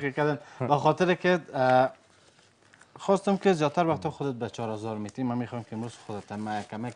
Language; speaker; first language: Persian; native; Persian